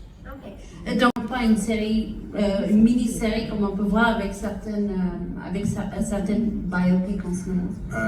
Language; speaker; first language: French; native; French